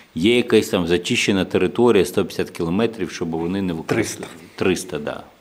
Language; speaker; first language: Ukrainian; non-native, local second language; Russian